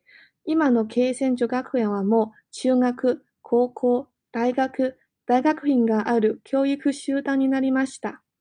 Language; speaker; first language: Japanese; non-native, learner; English